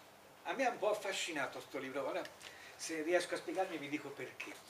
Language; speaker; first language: Italian; native; Italian